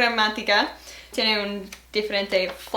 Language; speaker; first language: Spanish; non-native, learner; English